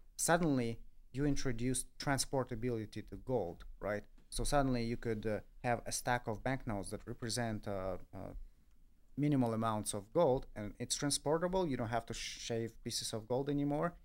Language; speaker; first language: English; non-native, fluent; Russian